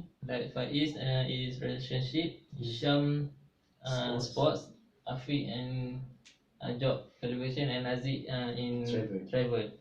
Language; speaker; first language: English; non-native, local second language; Malay